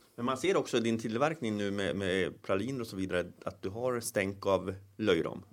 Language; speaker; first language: Swedish; native; Swedish